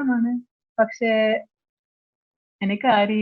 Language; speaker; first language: Malayalam; non-native, learner; English